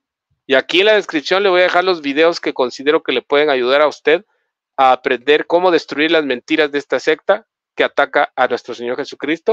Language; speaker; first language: Spanish; native; Spanish